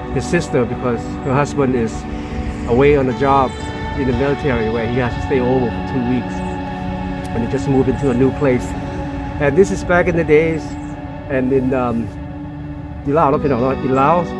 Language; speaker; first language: English; non-native, fluent; Lao